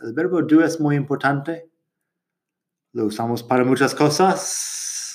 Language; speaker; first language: Spanish; non-native, fluent; English